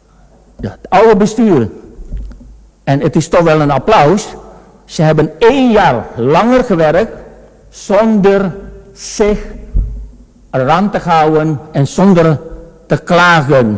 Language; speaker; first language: Dutch; non-native, fluent; Indonesian